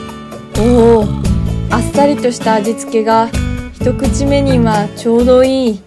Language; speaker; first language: Japanese; native; Japanese